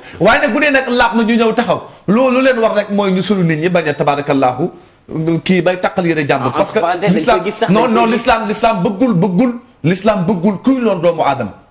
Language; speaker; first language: Wolof; native; Wolof